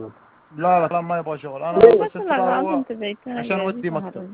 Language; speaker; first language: Arabic; non-native, learner; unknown